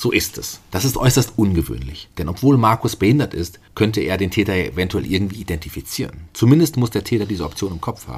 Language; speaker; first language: German; native; German